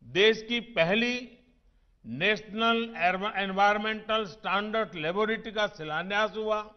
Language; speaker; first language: Hindi; non-native, local second language; Gujarati